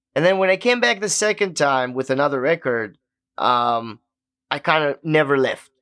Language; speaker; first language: English; non-native, fluent; Hebrew